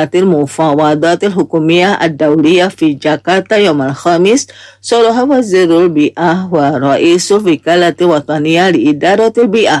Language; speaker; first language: Arabic; non-native, fluent; Indonesian